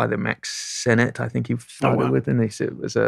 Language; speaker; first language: English; native; English